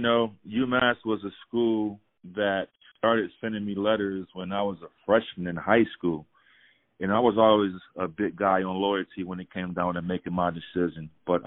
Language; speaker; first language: English; native; English